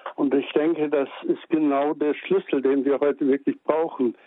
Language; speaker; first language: German; native; German